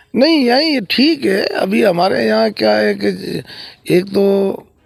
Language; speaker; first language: Hindi; native; Hindi